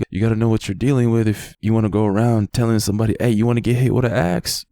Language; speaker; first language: English; native; English